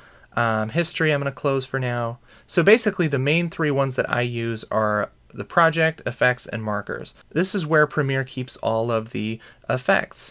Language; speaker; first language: English; native; English